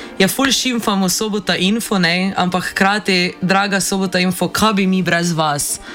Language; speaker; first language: Slovenian; native; Slovenian